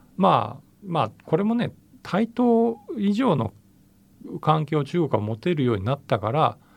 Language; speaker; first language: Japanese; native; Japanese